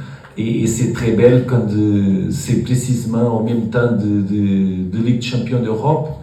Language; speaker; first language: French; non-native, learner; Portuguese